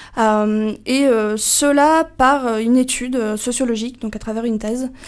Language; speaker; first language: French; non-native, fluent; Portuguese